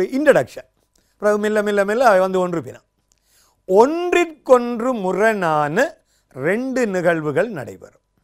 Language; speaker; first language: Tamil; native; Tamil